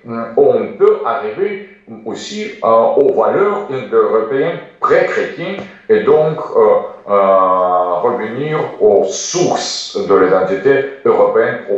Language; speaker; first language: French; non-native, fluent; Russian